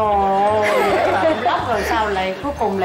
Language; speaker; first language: Vietnamese; native; Vietnamese